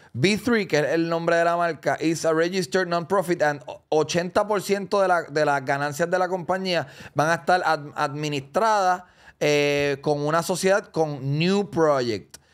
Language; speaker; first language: Spanish; native; Spanish